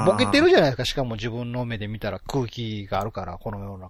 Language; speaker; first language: Japanese; native; Japanese